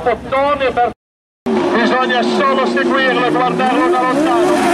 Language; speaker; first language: Italian; native; Italian